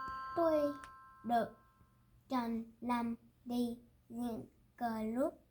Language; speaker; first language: Vietnamese; non-native, learner; English